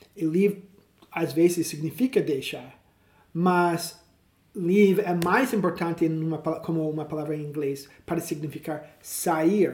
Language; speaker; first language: Portuguese; non-native, learner; English